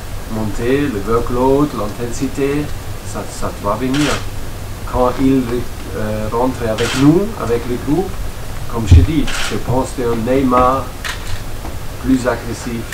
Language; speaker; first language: French; non-native, learner; German